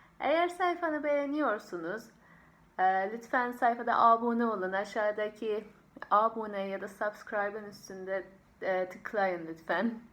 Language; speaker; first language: Turkish; non-native, fluent; Persian